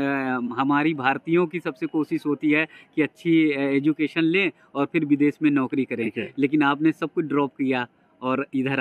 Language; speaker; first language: Hindi; native; Hindi